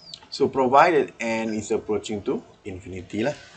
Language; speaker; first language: English; non-native, local second language; Malay